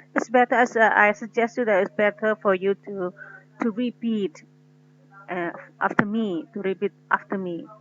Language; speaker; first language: English; non-native, fluent; Indonesian